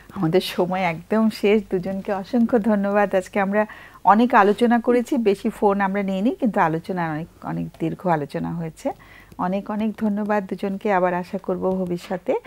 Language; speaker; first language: Bangla; native; Bangla